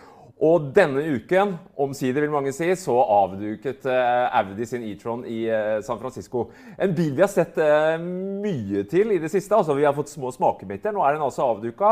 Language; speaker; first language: Norwegian; native; Norwegian